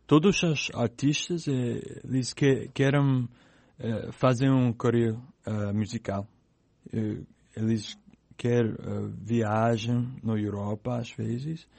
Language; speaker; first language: Portuguese; non-native, learner; English